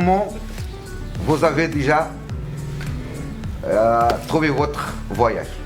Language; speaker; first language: French; non-native, local second language; Arabic